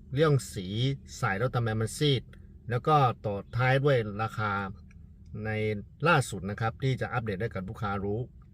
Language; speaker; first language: Thai; non-native, fluent; Chinese